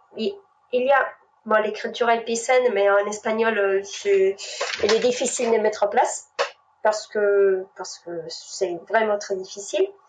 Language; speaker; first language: French; non-native, fluent; Spanish